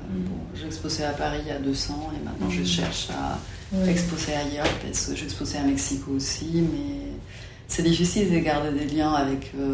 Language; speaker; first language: French; non-native, fluent; Spanish